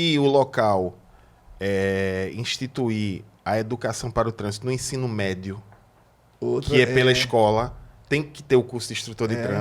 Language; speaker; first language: Portuguese; native; Portuguese